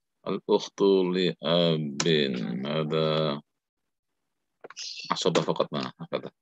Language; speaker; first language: Arabic; non-native, fluent; Indonesian